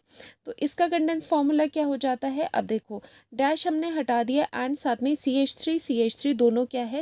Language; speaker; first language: Hindi; native; Hindi